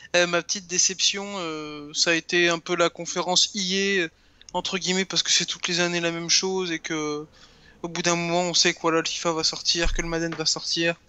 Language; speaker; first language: French; native; French